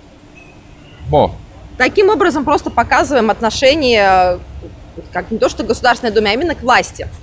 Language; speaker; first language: Russian; native; Russian